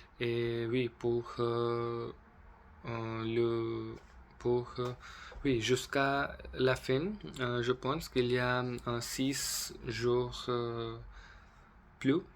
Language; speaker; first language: French; non-native, learner; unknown